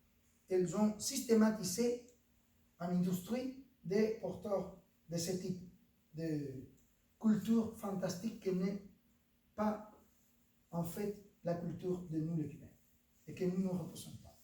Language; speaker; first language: French; non-native, fluent; Spanish